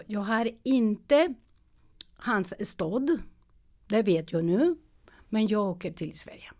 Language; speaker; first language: Swedish; non-native, learner; Spanish